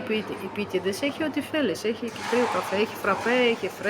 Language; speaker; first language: Greek; non-native, fluent; Russian